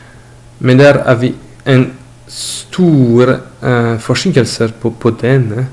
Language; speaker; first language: Norwegian; non-native, learner; French